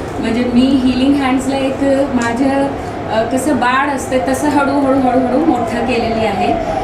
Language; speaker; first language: Marathi; non-native, fluent; Hindi